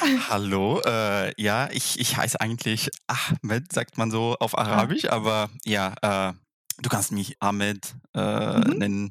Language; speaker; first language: German; non-native, fluent; Arabic